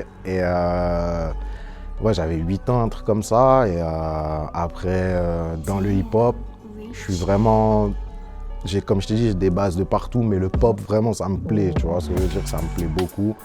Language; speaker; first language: French; native; French